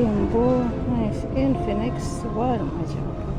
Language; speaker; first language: Turkish; non-native, learner; Indonesian